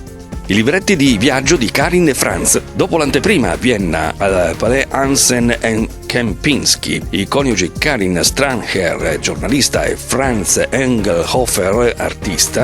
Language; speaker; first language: Italian; native; Italian